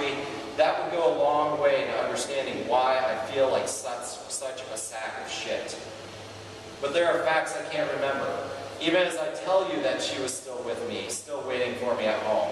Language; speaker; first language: English; native; English